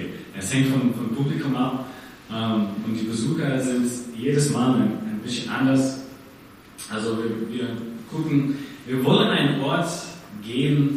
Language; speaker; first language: German; non-native, fluent; English